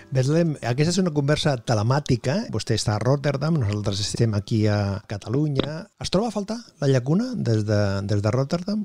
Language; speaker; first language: Catalan; native; Catalan